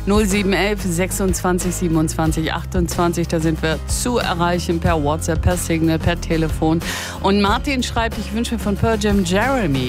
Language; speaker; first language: German; native; German